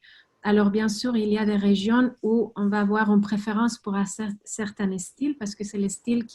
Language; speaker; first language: French; non-native, fluent; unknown